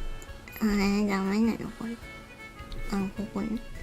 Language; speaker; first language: Japanese; native; Japanese